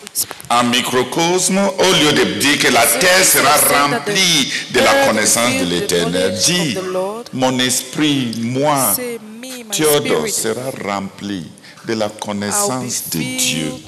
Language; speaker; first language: French; non-native, local second language; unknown